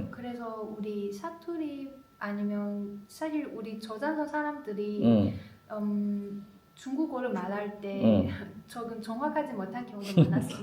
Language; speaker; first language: Korean; non-native, learner; Chinese